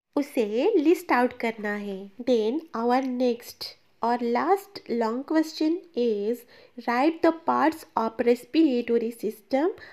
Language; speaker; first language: Hindi; non-native, local second language; Bangla